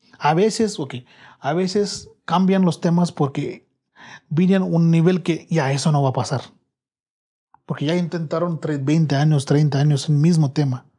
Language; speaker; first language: Spanish; non-native, learner; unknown